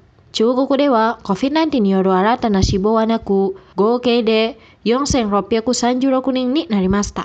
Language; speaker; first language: Japanese; non-native, fluent; Indonesian